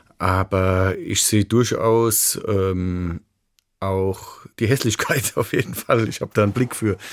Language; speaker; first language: German; native; German